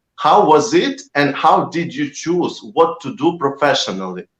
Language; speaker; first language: English; non-native, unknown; Ukrainian